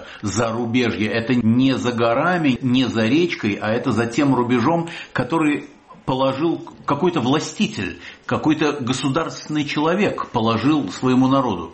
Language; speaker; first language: Russian; native; Russian